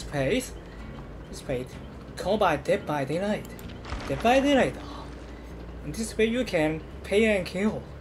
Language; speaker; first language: English; non-native, learner; Chinese